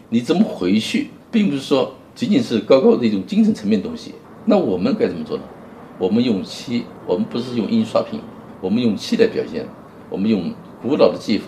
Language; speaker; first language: Chinese; native; Chinese